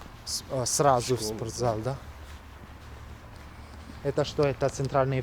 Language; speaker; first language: Russian; non-native, learner; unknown